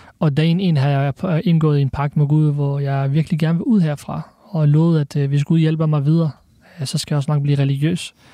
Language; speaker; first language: Danish; early bilingual, other home language; Arabic